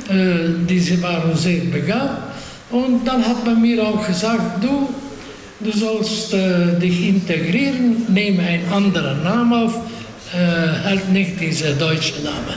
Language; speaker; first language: German; non-native, fluent; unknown